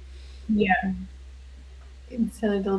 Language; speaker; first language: English; non-native, learner; Russian